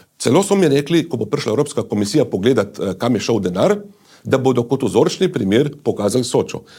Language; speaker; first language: Slovenian; native; Slovenian